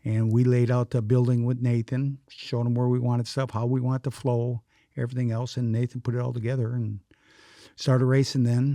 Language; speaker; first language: English; native; English